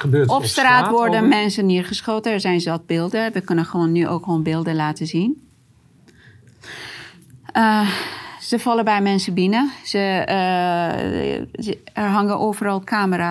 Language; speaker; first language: Dutch; non-native, fluent; Persian